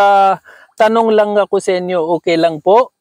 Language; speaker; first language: Filipino; non-native, learner; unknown